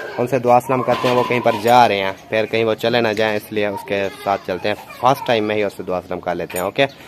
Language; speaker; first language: Urdu; non-native, local second language; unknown